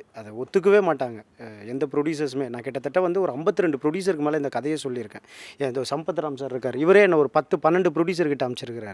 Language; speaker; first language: Tamil; native; Tamil